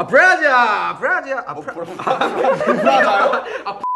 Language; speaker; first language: Korean; native; Korean